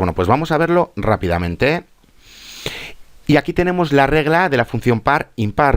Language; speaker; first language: Spanish; native; Spanish